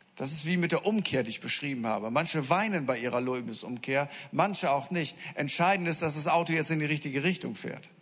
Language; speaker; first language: German; native; German